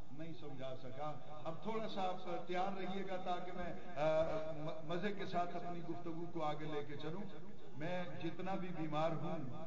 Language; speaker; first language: Urdu; native; Urdu